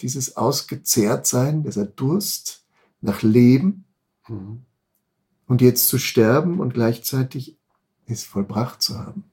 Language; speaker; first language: German; native; German